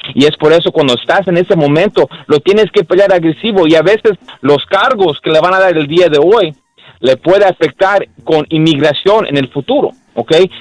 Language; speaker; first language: Spanish; early bilingual, heritage; Spanish